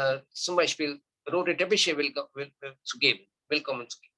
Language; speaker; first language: German; non-native, learner; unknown